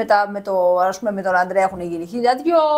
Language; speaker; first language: Greek; native; Greek